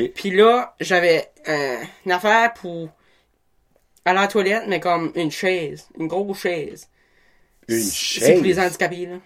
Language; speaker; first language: French; native; French